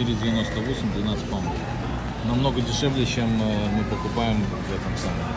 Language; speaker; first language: Russian; native; Russian